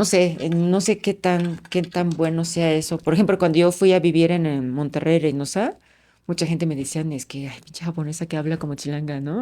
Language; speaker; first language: Spanish; non-native, fluent; Japanese